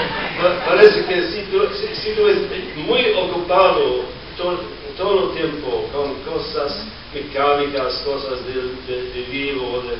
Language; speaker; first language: Spanish; non-native, learner; English